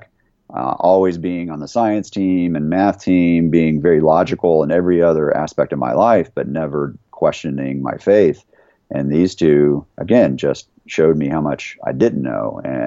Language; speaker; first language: English; native; English